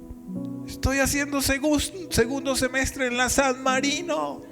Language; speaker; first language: Spanish; native; Spanish